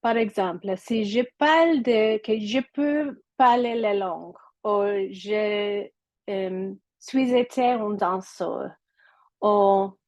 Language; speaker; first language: French; non-native, learner; English